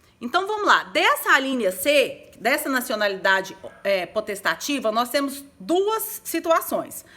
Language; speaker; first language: Portuguese; native; Portuguese